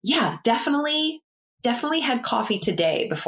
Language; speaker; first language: English; native; English